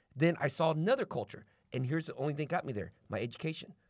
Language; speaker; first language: English; native; English